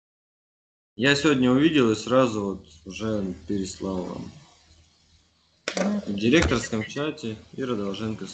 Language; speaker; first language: Russian; native; Russian